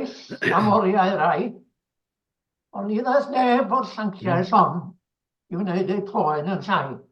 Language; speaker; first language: Welsh; native; Welsh